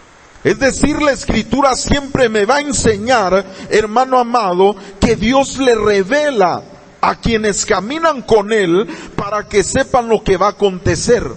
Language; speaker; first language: Spanish; native; Spanish